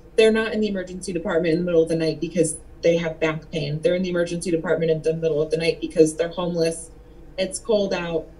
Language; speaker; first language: English; native; English